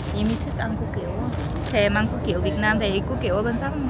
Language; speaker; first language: Vietnamese; early bilingual, heritage; Vietnamese